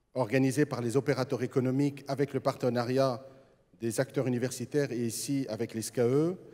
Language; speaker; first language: French; non-native, local second language; Arabic